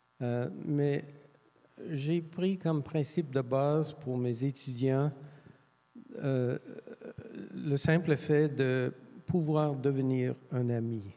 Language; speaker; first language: French; non-native, fluent; English